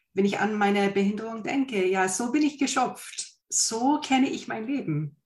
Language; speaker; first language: German; non-native, fluent; English